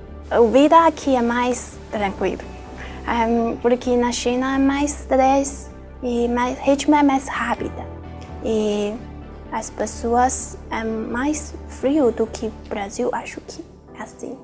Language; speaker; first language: Portuguese; non-native, learner; Chinese